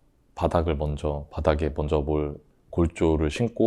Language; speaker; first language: Korean; native; Korean